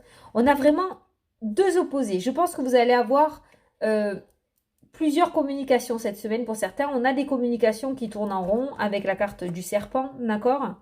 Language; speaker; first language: French; native; French